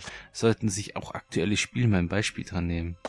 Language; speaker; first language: German; native; German